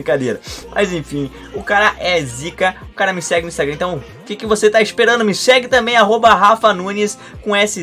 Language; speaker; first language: Portuguese; native; Portuguese